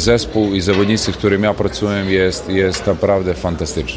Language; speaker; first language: Polish; non-native, fluent; Serbian